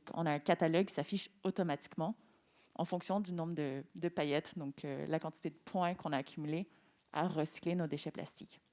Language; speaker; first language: French; non-native, fluent; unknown